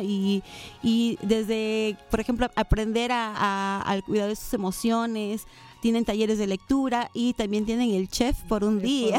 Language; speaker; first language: Spanish; native; Spanish